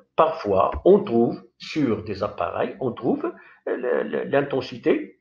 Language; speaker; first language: French; non-native, local second language; Arabic